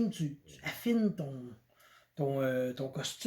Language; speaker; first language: French; native; French